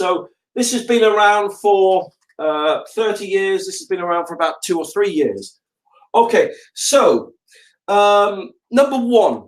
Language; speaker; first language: English; native; English